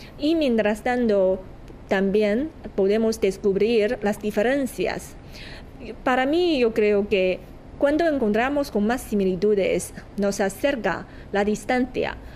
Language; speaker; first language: Spanish; non-native, fluent; Chinese